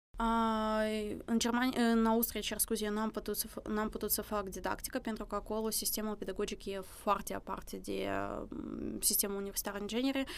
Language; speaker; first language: Romanian; early bilingual, other home language; Russian